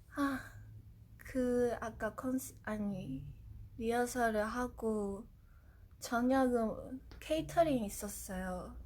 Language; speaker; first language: Korean; non-native, fluent; Japanese